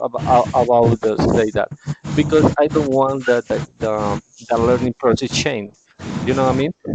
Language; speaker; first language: English; non-native, learner; Spanish